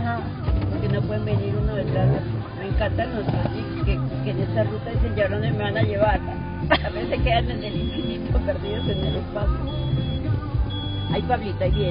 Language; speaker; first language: Spanish; native; Spanish